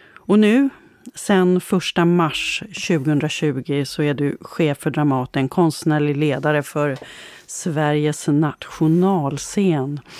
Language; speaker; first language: Swedish; native; Swedish